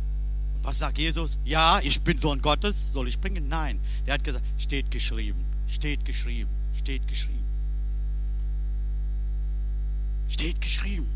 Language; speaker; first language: German; non-native, learner; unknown